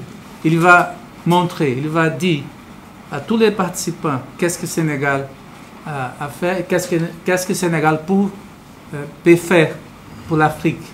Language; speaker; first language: French; non-native, learner; Portuguese